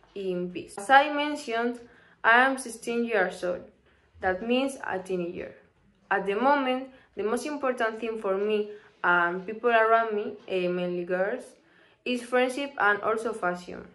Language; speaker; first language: English; non-native, learner; Spanish